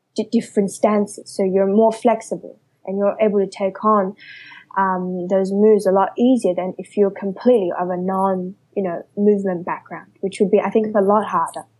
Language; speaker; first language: English; early bilingual, other home language; Chinese